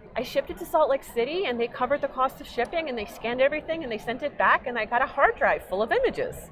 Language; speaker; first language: English; native; English